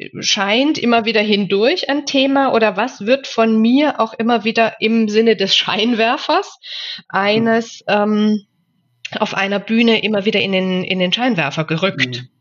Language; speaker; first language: German; native; German